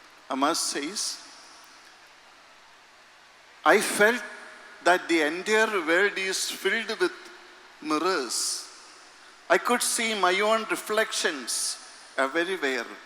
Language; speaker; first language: English; non-native, local second language; Malayalam